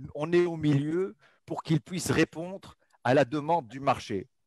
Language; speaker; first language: French; non-native, local second language; Arabic